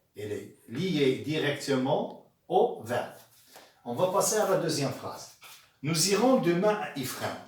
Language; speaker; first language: French; non-native, local second language; Arabic